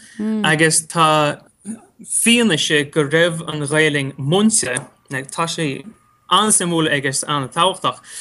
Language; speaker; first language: Irish; non-native, fluent; English